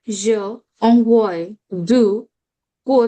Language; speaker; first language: French; non-native, learner; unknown